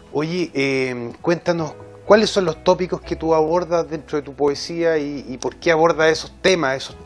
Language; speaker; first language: Spanish; native; Spanish